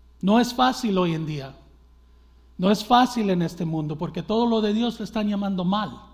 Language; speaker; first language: Spanish; early bilingual, heritage; Spanish